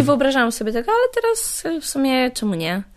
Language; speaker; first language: Polish; native; Polish